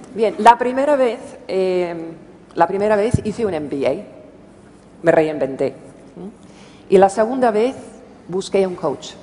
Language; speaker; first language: Spanish; non-native, fluent; English